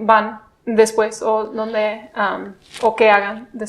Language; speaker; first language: Spanish; non-native, fluent; English